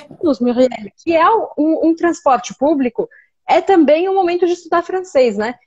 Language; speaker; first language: Portuguese; native; Portuguese